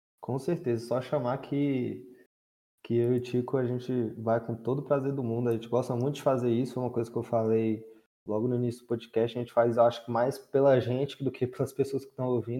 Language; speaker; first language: Portuguese; native; Portuguese